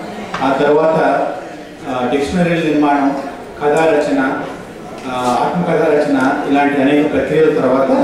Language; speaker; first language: Telugu; native; Telugu